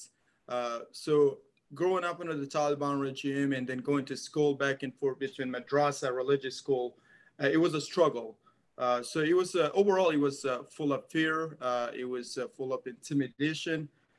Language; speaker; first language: English; non-native, fluent; Persian